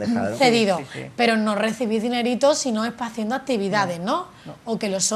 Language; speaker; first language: Spanish; native; Spanish